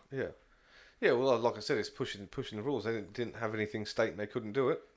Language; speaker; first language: English; native; English